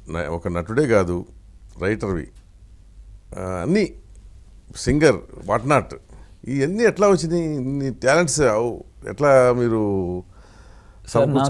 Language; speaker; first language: Telugu; native; Telugu